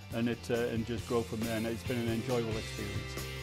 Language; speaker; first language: English; native; English